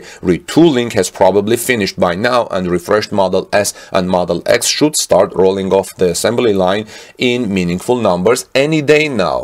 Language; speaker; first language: English; non-native, fluent; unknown